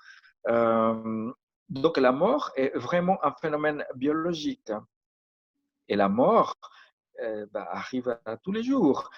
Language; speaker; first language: French; non-native, fluent; Spanish